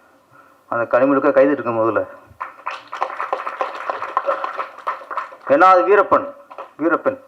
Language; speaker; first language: Tamil; native; Tamil